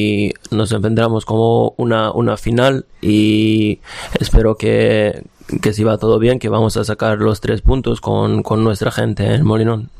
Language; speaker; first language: Spanish; non-native, fluent; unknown